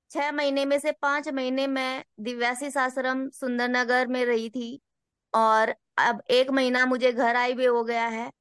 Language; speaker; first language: Hindi; native; Hindi